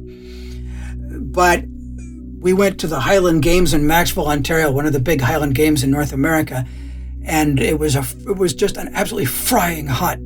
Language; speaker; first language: English; native; English